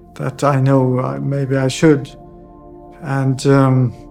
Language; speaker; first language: English; non-native, fluent; Swedish